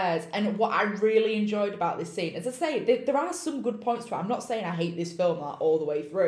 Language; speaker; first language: English; native; English